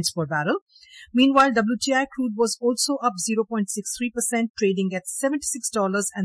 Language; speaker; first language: English; non-native, local second language; Hindi